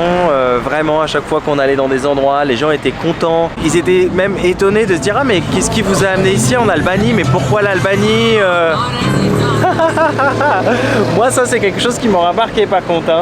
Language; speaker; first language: French; native; French